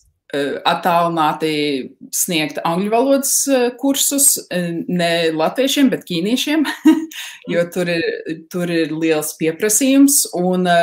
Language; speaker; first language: Latvian; early bilingual, heritage; Latvian